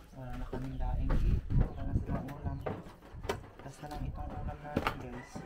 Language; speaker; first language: Filipino; non-native, local second language; Cebuano